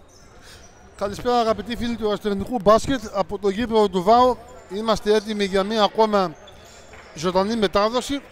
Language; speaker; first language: Greek; native; Greek